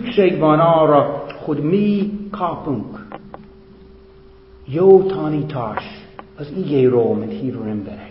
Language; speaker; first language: Hungarian; non-native, fluent; English